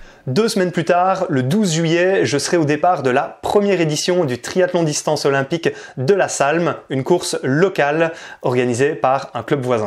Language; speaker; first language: French; native; French